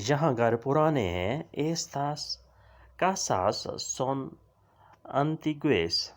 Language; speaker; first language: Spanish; non-native, learner; Urdu